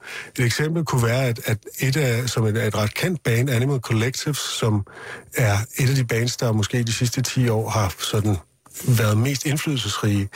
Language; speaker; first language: Danish; native; Danish